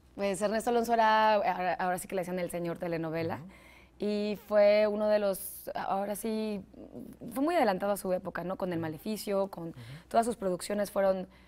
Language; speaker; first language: Spanish; native; Spanish